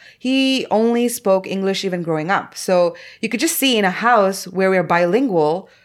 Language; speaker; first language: English; non-native, local second language; Tamil